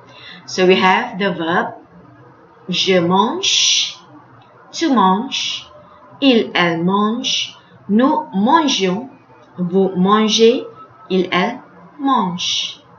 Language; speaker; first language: French; non-native, fluent; Malay